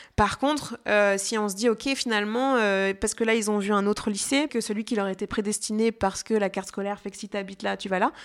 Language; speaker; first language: French; native; French